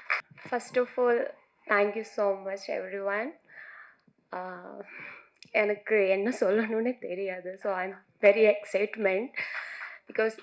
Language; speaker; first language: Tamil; non-native, fluent; Divehi